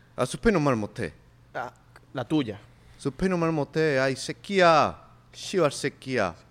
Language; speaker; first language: Spanish; native; Spanish